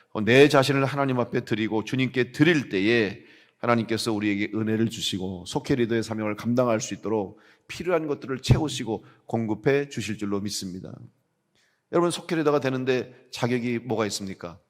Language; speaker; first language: Korean; native; Korean